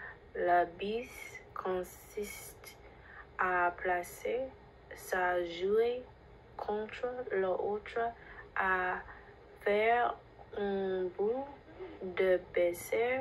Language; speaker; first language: French; non-native, learner; English